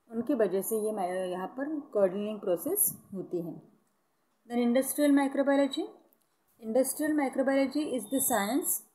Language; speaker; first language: Hindi; non-native, local second language; Marathi